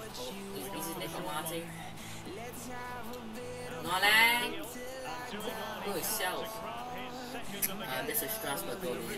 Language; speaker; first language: English; native; English